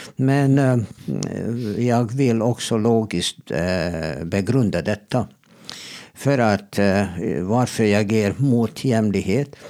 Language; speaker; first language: Swedish; non-native, fluent; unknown